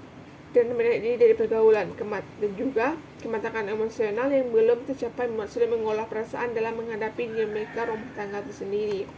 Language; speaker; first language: Indonesian; native; Indonesian